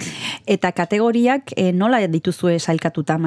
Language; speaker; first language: Basque; native; Basque